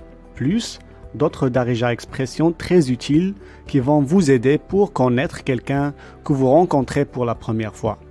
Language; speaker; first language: French; non-native, local second language; Arabic